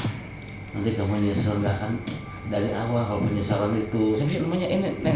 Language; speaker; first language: Indonesian; native; Indonesian